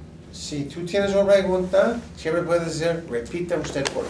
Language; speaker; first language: Spanish; non-native, fluent; English